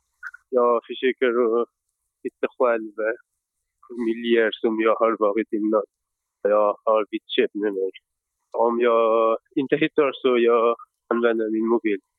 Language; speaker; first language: Swedish; non-native, fluent; Persian